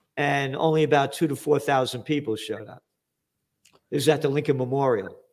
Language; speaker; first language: English; native; English